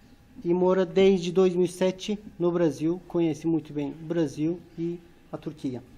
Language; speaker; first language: Portuguese; non-native, fluent; Turkish